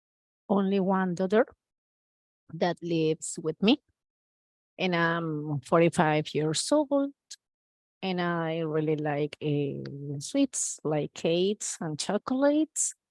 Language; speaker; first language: English; non-native, learner; Spanish